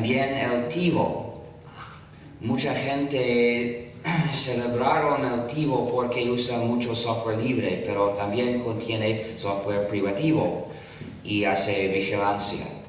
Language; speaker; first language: Spanish; non-native, fluent; English